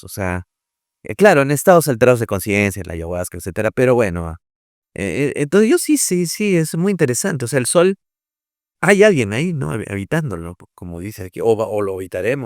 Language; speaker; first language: Spanish; native; Spanish